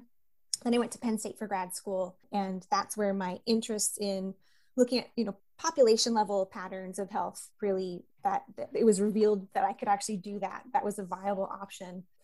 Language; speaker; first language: English; native; English